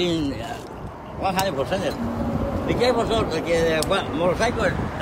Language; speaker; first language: English; non-native, learner; Spanish